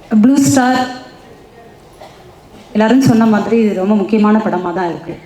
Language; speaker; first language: Tamil; native; Tamil